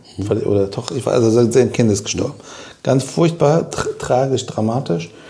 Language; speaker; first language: German; non-native, fluent; Persian